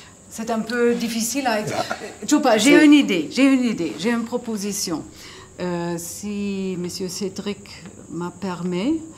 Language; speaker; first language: French; non-native, fluent; German